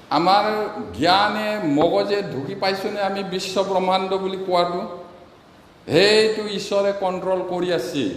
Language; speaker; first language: Assamese; non-native, local second language; Bodo